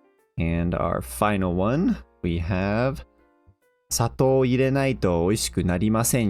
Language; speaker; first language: Japanese; non-native, fluent; English